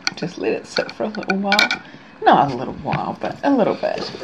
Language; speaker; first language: English; native; English